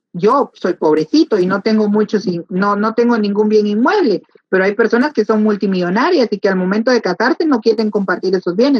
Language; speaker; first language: Spanish; native; Spanish